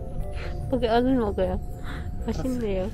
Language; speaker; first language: Korean; non-native, learner; Filipino